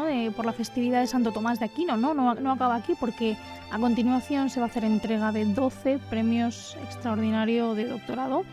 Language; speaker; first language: Spanish; native; Spanish